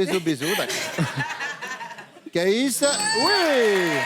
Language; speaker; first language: French; native; French